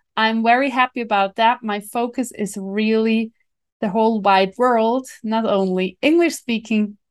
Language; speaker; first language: English; non-native, fluent; German